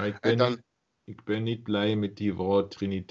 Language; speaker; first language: Dutch; non-native, learner; German